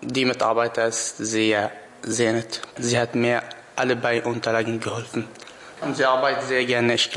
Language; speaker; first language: German; non-native, learner; Arabic